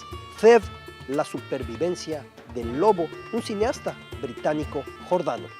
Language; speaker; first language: Spanish; native; Spanish